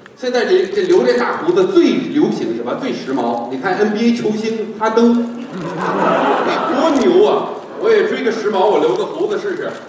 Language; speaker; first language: Chinese; non-native, fluent; English